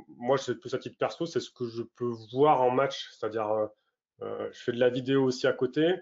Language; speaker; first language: French; native; French